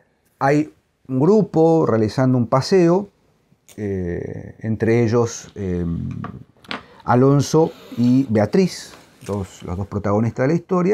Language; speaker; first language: Spanish; native; Spanish